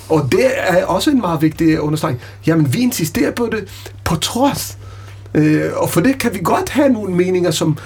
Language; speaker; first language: Danish; non-native, fluent; Hebrew